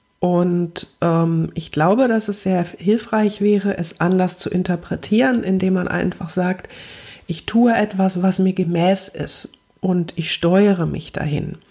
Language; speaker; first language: German; native; German